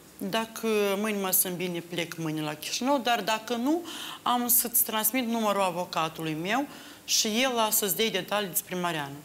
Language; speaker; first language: Romanian; native; Romanian